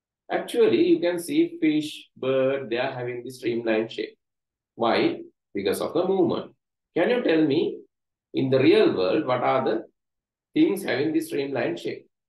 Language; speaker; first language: English; non-native, local second language; Sinhala